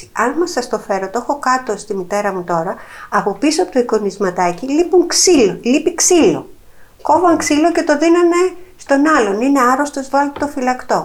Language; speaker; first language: Greek; native; Greek